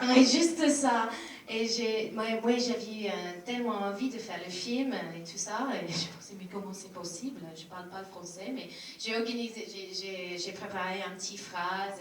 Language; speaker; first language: French; non-native, learner; English